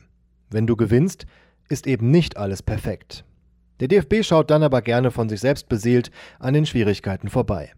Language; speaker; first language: German; native; German